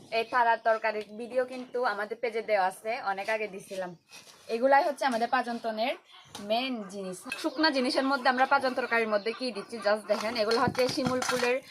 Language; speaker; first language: Bangla; non-native, local second language; Chakma